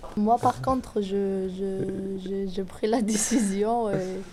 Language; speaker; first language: French; non-native, local second language; Kabyle